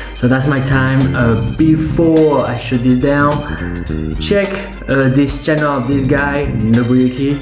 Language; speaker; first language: English; non-native, fluent; Portuguese